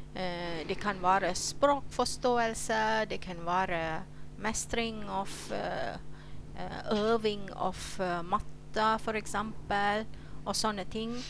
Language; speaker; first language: Norwegian; non-native, fluent; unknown